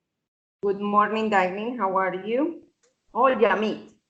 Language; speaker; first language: English; non-native, fluent; Spanish